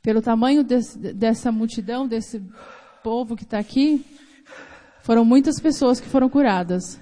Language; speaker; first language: Portuguese; native; Portuguese